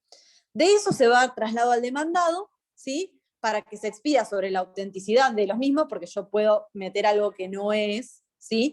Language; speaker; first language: Spanish; native; Spanish